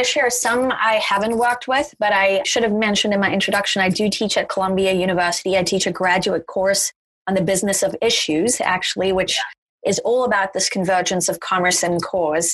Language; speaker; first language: English; native; English